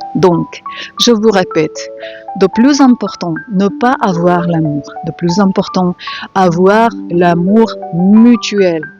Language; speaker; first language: French; non-native, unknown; Ukrainian